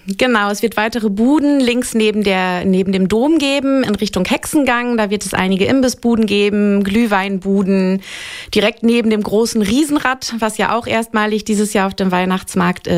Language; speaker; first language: German; native; German